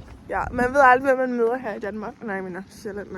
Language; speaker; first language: Danish; native; Danish